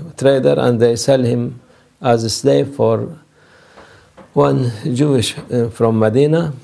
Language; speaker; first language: English; non-native, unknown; Turkish